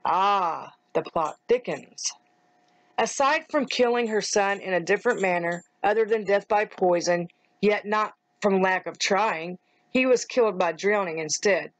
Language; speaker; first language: English; native; English